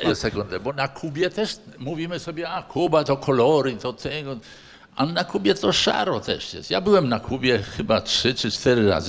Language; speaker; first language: Polish; native; Polish